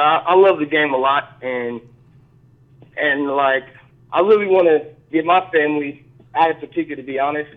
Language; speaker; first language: English; native; English